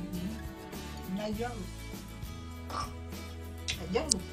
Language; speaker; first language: Italian; non-native, learner; Portuguese